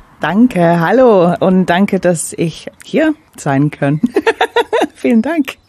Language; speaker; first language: German; non-native, fluent; English